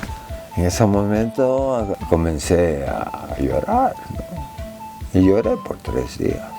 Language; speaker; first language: Spanish; early bilingual, heritage; Spanish